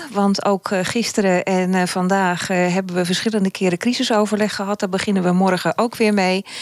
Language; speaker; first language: Dutch; native; Dutch